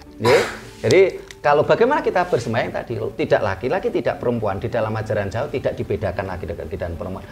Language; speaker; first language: Indonesian; non-native, local second language; Javanese